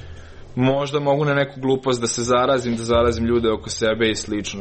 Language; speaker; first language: Serbian; native; Serbian